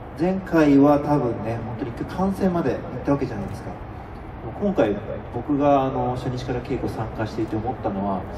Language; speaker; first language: Japanese; native; Japanese